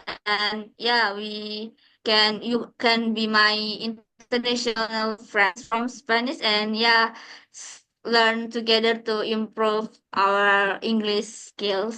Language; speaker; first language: English; non-native, learner; Indonesian